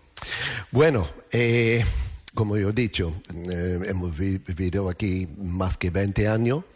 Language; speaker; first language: Spanish; non-native, learner; English